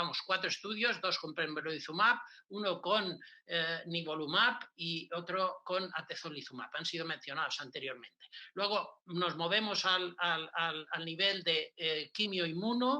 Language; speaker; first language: Spanish; native; Spanish